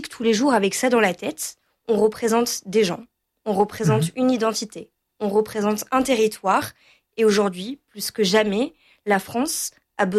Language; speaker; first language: French; native; French